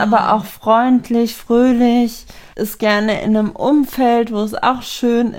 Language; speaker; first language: German; native; German